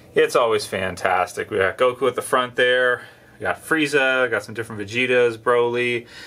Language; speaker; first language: English; native; English